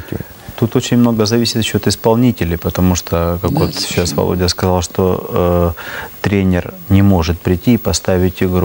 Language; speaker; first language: Russian; native; Russian